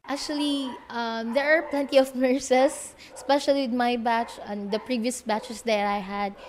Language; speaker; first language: English; non-native, local second language; Cebuano